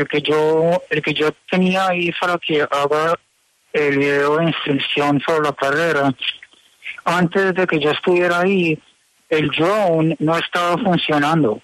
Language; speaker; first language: Spanish; early bilingual, heritage; Spanish